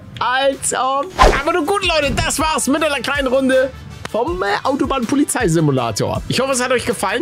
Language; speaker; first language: German; native; German